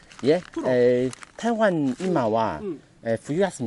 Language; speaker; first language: Japanese; non-native, learner; Chinese